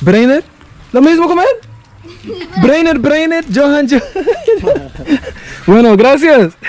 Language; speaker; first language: Spanish; non-native, learner; English